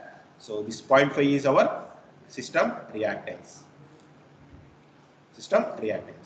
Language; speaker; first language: English; non-native, local second language; Kannada